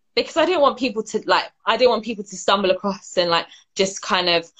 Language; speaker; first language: English; native; English